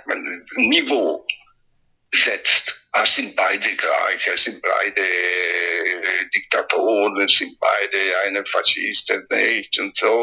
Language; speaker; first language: German; non-native, fluent; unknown